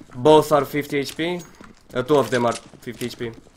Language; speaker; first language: English; non-native, fluent; Romanian